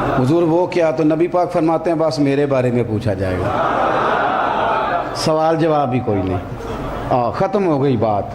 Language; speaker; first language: Urdu; non-native, local second language; Punjabi